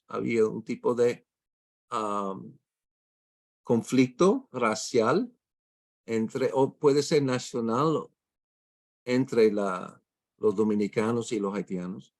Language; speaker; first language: Spanish; non-native, fluent; English